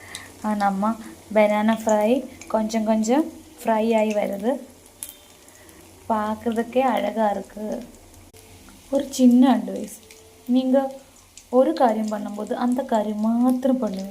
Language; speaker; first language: Tamil; non-native, learner; Malayalam